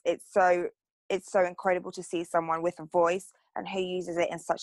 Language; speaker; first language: English; native; English